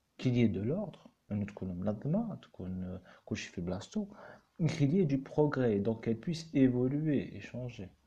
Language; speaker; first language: French; non-native, local second language; Arabic